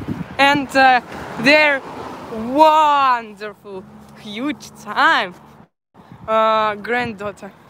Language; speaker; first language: English; non-native, learner; Russian